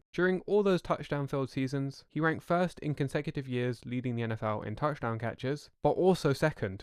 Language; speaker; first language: English; native; English